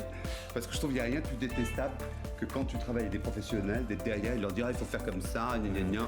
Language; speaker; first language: French; native; French